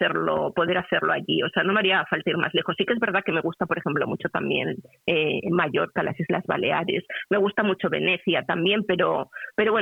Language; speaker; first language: Spanish; native; Spanish